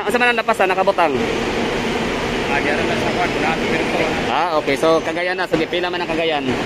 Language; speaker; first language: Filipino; non-native, local second language; Cebuano